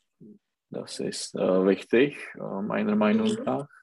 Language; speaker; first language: German; non-native, learner; Czech